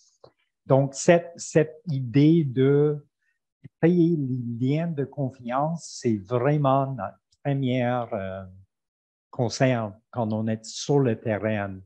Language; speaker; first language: French; non-native, fluent; English